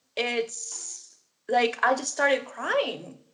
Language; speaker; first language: English; non-native, fluent; Spanish